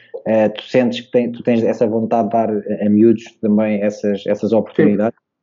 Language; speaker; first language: Portuguese; native; Portuguese